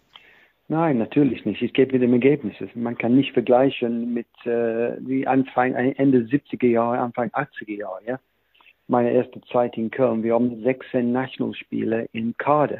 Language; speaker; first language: German; non-native, fluent; English